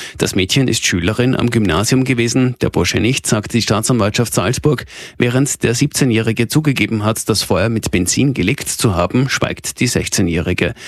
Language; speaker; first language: German; native; German